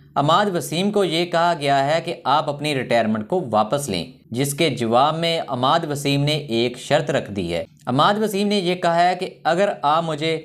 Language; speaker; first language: Urdu; non-native, local second language; Punjabi